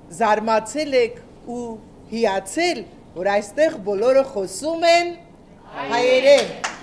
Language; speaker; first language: Armenian; native; Armenian